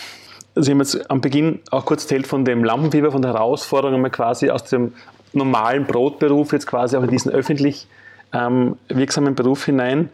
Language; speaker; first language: German; native; German